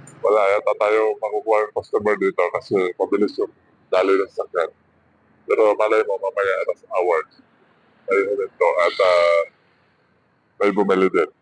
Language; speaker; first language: Filipino; native; Filipino